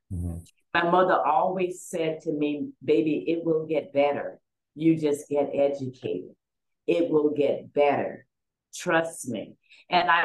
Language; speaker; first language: English; native; English